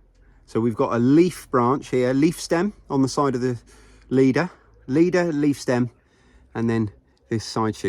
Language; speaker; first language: English; native; English